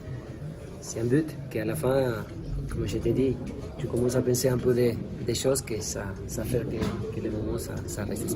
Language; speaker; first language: French; non-native, learner; Spanish